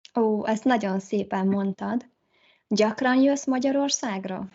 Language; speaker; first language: Hungarian; native; Hungarian